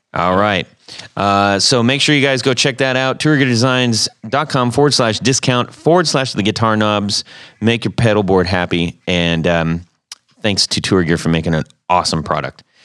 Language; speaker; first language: English; native; English